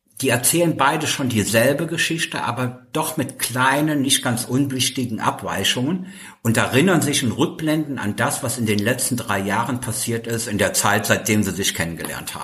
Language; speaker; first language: German; native; German